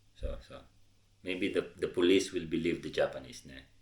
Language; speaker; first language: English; non-native, local second language; Filipino